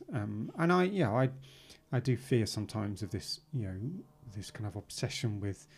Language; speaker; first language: English; native; English